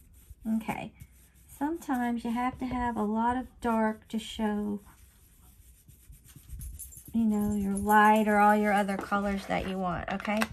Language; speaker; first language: English; native; English